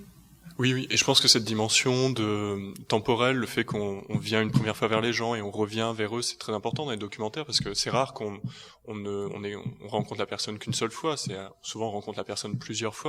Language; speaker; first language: French; native; French